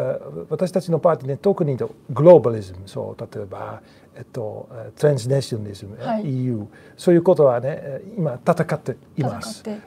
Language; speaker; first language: Japanese; non-native, learner; Dutch